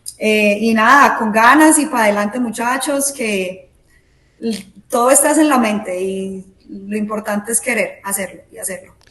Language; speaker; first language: Spanish; native; Spanish